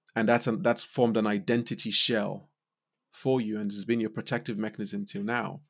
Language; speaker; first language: English; non-native, local second language; Yoruba